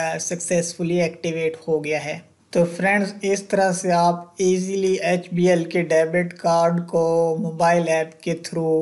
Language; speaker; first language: Hindi; non-native, local second language; Punjabi